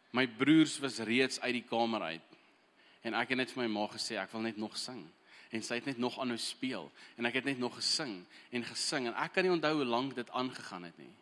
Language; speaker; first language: Afrikaans; early bilingual, heritage; Afrikaans